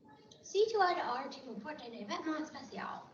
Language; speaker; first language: French; non-native, local second language; English